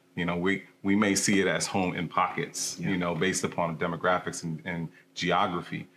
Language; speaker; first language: English; early bilingual, other home language; Krio